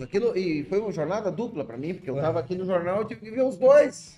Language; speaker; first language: Portuguese; native; Portuguese